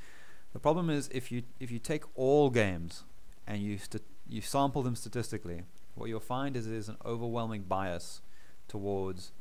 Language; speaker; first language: English; native; English